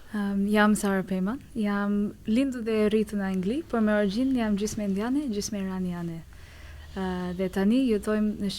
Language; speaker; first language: Albanian; early bilingual, heritage; English